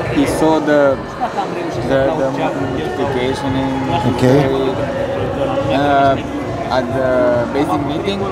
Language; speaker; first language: English; non-native, fluent; Romanian